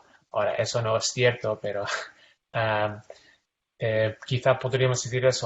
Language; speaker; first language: Spanish; non-native, fluent; English